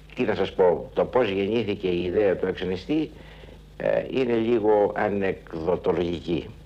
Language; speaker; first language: Greek; native; Greek